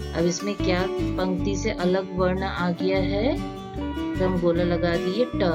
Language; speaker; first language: Hindi; native; Hindi